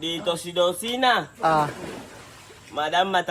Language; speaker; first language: Filipino; non-native, learner; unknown